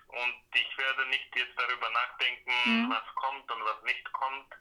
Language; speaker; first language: German; non-native, fluent; Slovak